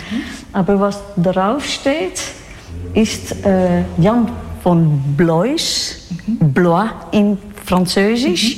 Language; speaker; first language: German; non-native, learner; Dutch